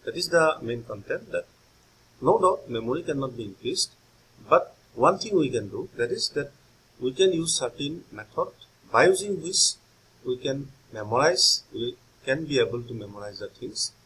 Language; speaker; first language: English; non-native, local second language; Assamese